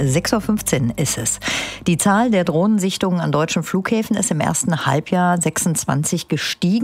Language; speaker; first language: German; native; German